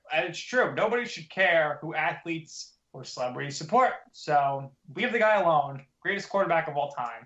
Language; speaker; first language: English; native; English